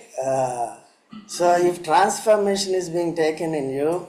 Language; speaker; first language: English; non-native, local second language; Telugu